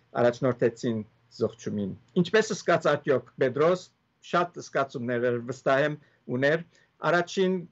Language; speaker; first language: Armenian; early bilingual, heritage; Armenian